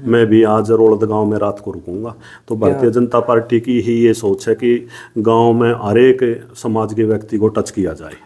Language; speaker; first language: Hindi; native; Hindi